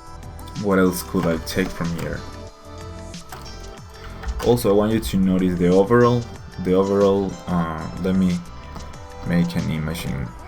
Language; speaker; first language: English; non-native, fluent; Spanish